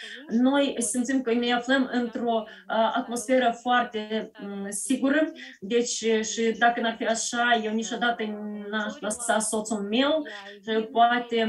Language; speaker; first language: Romanian; early bilingual, heritage; Romanian